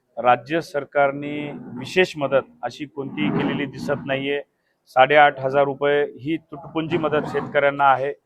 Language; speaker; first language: Marathi; native; Marathi